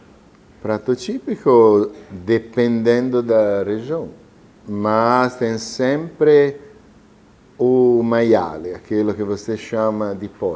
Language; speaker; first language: Portuguese; non-native, fluent; Italian